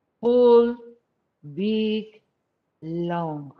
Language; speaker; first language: English; non-native, fluent; Spanish